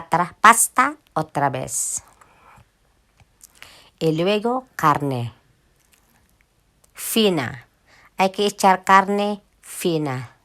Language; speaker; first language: Spanish; non-native, learner; Filipino